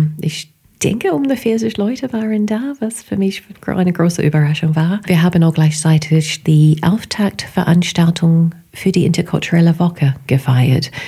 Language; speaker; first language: German; non-native, fluent; English